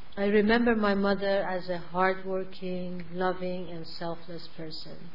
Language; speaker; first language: English; non-native, fluent; Persian